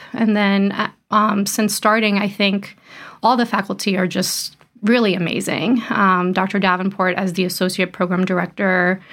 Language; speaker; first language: English; early bilingual, other home language; Portuguese